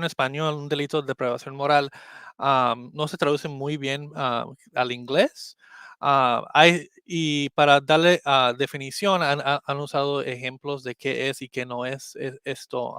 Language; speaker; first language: Spanish; early bilingual, heritage; Spanish